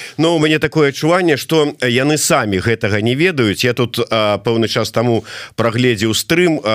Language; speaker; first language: Belarusian; non-native, local second language; Russian